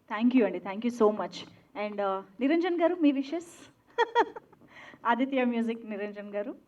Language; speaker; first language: Telugu; native; Telugu